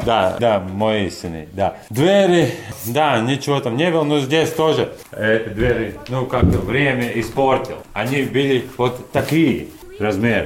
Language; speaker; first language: Russian; non-native, learner; Latvian